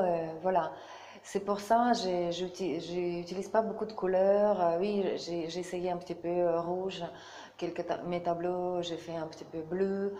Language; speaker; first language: French; non-native, learner; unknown